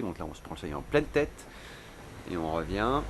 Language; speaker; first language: French; native; French